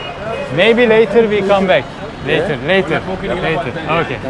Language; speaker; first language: English; non-native, learner; Turkish